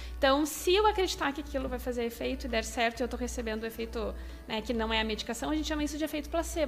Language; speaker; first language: Portuguese; native; Portuguese